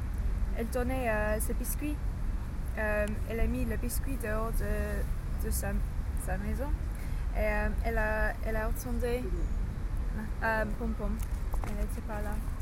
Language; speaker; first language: French; non-native, learner; English